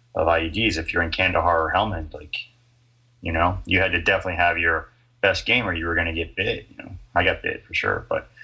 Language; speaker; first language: English; native; English